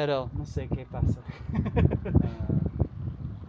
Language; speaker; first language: Spanish; non-native, learner; English